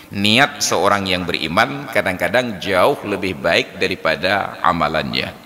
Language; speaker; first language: Malay; non-native, local second language; Achinese